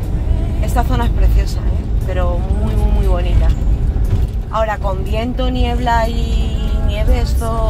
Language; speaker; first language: Spanish; native; Spanish